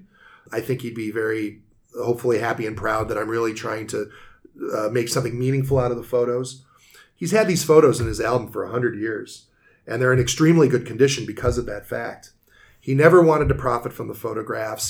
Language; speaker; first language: English; native; English